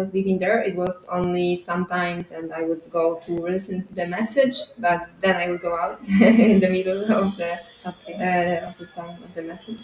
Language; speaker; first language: English; non-native, fluent; Polish